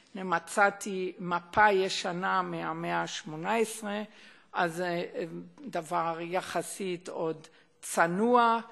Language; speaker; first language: Hebrew; non-native, fluent; German